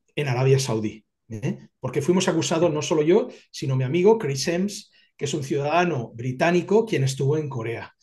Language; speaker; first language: Spanish; native; Spanish